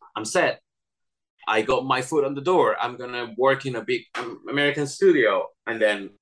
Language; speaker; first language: English; non-native, fluent; Spanish